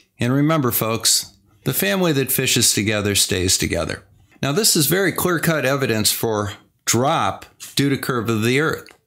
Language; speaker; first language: English; native; English